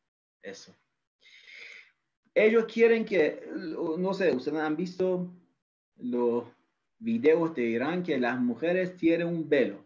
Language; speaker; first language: Spanish; non-native, fluent; Persian